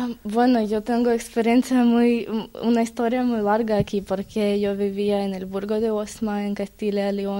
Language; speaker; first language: Spanish; non-native, learner; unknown